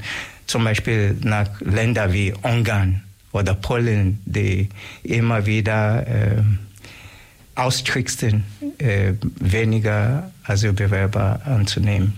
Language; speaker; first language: German; non-native, learner; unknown